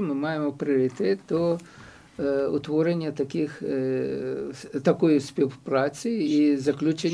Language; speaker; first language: Ukrainian; non-native, local second language; Russian